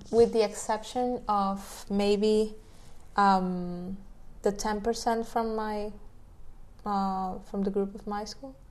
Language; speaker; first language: English; non-native, fluent; Spanish